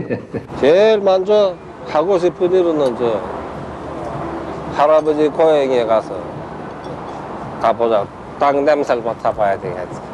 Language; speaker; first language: Korean; early bilingual, heritage; Korean